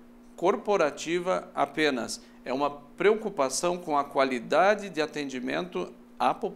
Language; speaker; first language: Portuguese; native; Portuguese